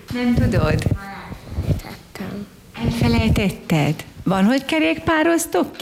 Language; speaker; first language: Hungarian; native; Hungarian